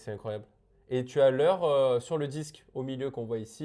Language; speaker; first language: French; native; French